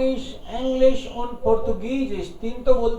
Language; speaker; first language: Hindi; native; Hindi